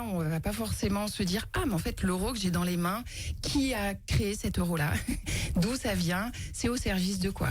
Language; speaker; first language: French; native; French